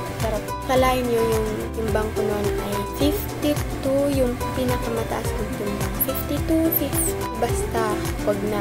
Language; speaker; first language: Filipino; non-native, local second language; Cebuano